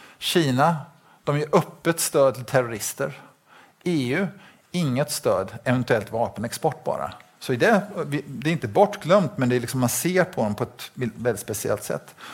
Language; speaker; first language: Swedish; native; Swedish